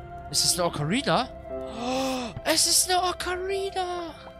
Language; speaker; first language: German; native; German